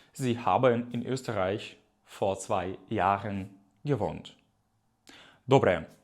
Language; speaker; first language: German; non-native, fluent; Ukrainian